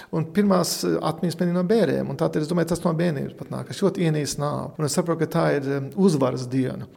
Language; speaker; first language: Latvian; early bilingual, heritage; Latvian